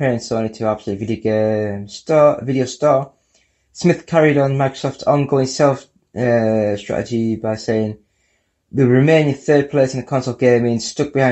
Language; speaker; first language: English; native; English